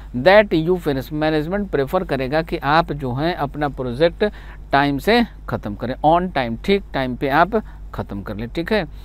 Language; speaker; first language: Hindi; native; Hindi